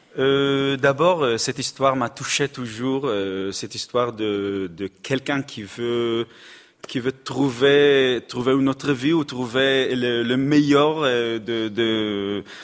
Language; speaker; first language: French; non-native, fluent; Hebrew